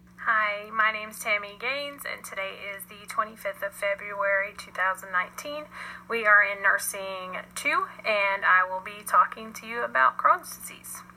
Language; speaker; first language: English; native; English